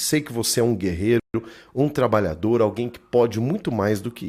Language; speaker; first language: Portuguese; native; Portuguese